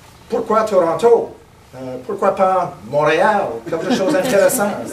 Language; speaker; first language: French; non-native, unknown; English